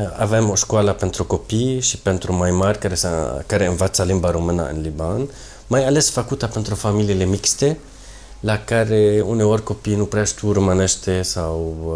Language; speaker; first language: Romanian; non-native, fluent; Arabic